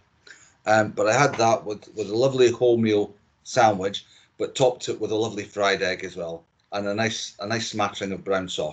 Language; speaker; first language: English; native; English